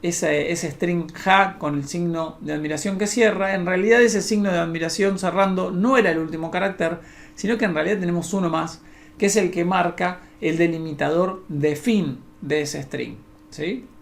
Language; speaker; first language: Spanish; native; Spanish